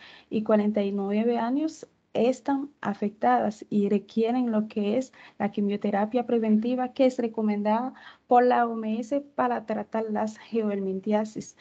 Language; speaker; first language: Spanish; non-native, fluent; Haitian Creole